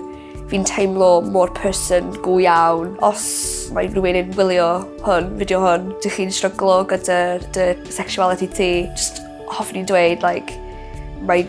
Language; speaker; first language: Welsh; non-native, local second language; English